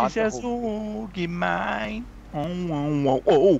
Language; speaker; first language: German; native; German